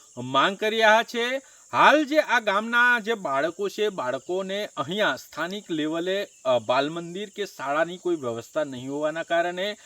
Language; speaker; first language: Gujarati; native; Gujarati